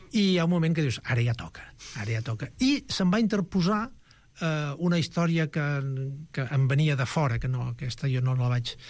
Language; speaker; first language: Catalan; native; Catalan